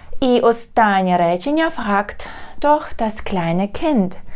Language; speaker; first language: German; non-native, fluent; Ukrainian